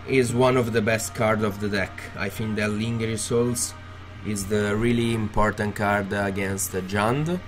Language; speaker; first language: English; non-native, fluent; Italian